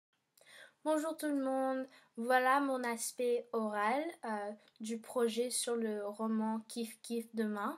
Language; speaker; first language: French; non-native, learner; English